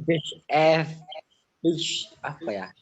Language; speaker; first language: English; non-native, learner; Indonesian